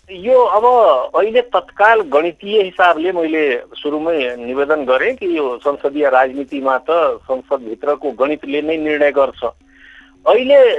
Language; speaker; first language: Nepali; non-native, local second language; Maithili